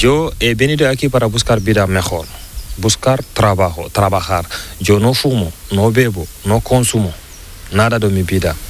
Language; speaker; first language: Spanish; non-native, learner; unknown